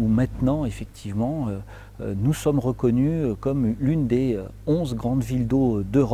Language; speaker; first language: French; native; French